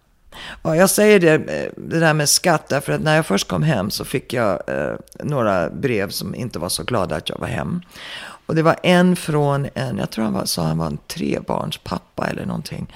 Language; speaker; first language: Swedish; early bilingual, heritage; Swedish